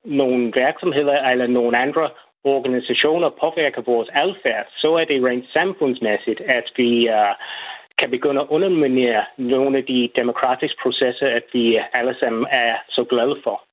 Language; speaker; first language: Danish; non-native, fluent; English